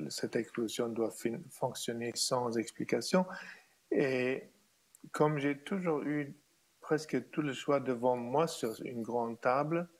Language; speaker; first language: French; non-native, fluent; German